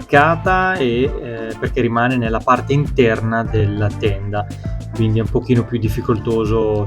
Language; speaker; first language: Italian; native; Italian